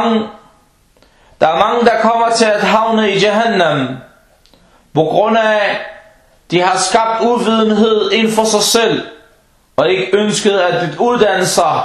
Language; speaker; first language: Danish; early bilingual, other home language; Arabic